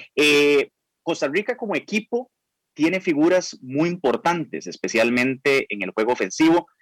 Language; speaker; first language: Spanish; native; Spanish